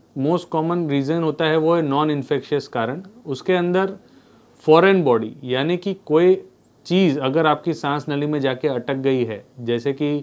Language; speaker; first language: Hindi; non-native, local second language; Gujarati